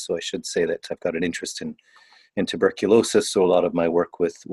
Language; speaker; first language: English; native; English